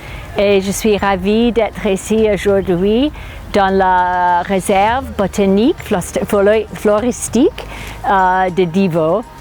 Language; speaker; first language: French; non-native, fluent; English